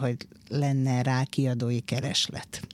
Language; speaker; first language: Hungarian; native; Hungarian